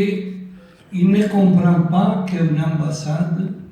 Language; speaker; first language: French; non-native, local second language; Italian